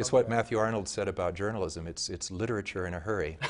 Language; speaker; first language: English; native; English